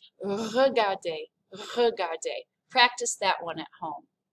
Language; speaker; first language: English; native; English